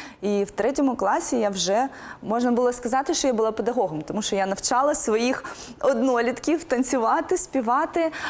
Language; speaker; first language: Ukrainian; non-native, local second language; Russian